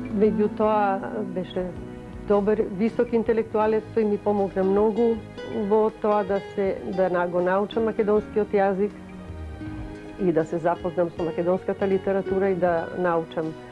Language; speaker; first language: Macedonian; non-native, fluent; Italian